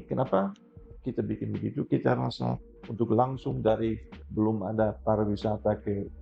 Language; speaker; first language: Indonesian; non-native, fluent; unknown